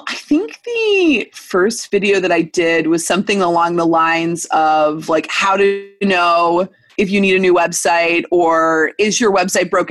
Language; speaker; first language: English; native; English